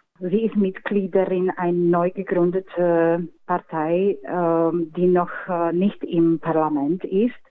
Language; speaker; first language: German; non-native, fluent; Slovak